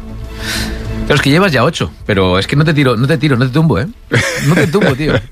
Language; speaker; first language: Spanish; native; Spanish